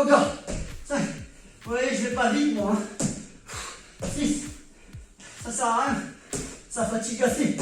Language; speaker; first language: French; native; French